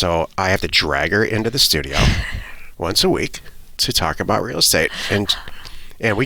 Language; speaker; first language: English; native; English